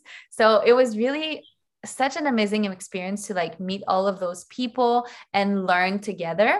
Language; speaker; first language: English; non-native, fluent; French